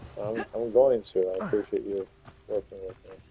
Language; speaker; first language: English; native; English